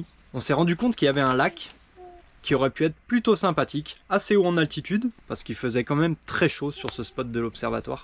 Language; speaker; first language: French; native; French